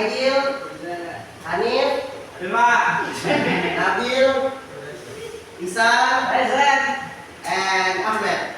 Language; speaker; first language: English; non-native, learner; Indonesian